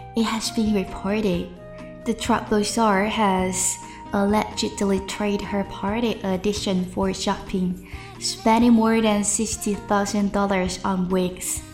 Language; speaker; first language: English; non-native, fluent; Chinese